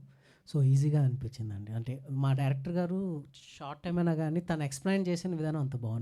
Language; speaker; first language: Telugu; native; Telugu